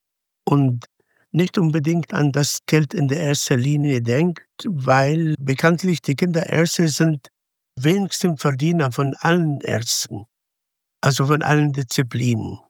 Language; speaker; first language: German; non-native, fluent; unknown